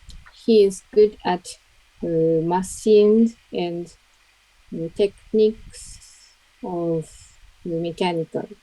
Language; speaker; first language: English; non-native, learner; Japanese